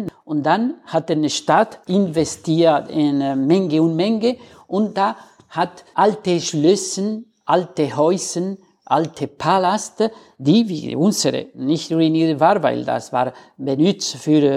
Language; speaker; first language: German; non-native, learner; Spanish